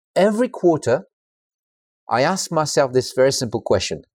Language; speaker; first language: English; non-native, fluent; French